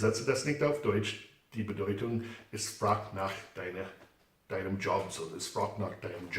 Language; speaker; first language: German; non-native, fluent; English